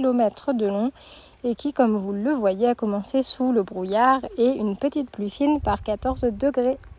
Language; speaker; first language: French; native; French